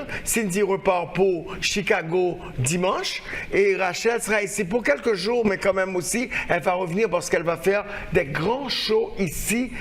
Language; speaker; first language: French; non-native, local second language; Haitian Creole